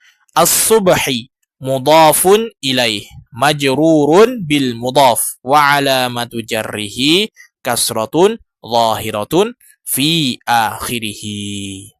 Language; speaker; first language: Arabic; non-native, fluent; Indonesian